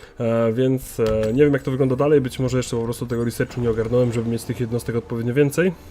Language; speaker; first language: Polish; native; Polish